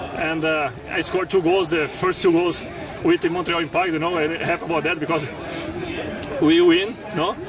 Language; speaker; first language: English; non-native, learner; Portuguese